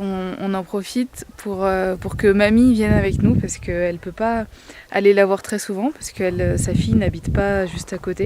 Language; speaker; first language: French; native; French